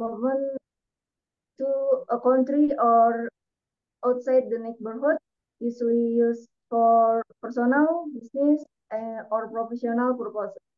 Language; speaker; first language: English; non-native, learner; Indonesian